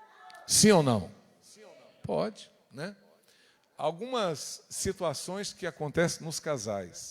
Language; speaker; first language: Portuguese; native; Portuguese